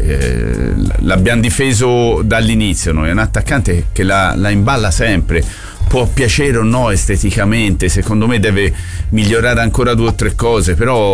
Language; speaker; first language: Italian; native; Italian